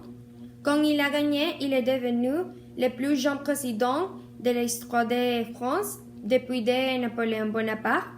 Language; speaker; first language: French; non-native, learner; Spanish